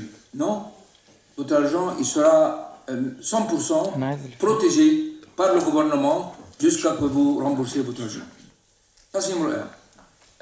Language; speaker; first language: French; non-native, local second language; Arabic